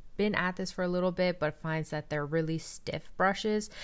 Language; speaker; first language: English; native; English